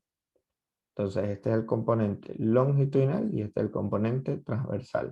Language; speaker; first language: Spanish; native; Spanish